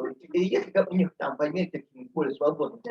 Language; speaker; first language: Russian; native; Russian